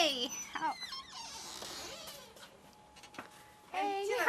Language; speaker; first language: Chinese; non-native, learner; English